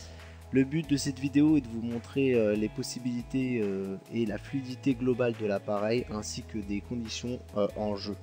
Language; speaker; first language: French; native; French